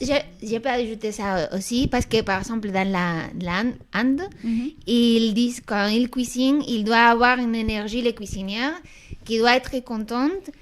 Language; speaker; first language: French; non-native, fluent; Spanish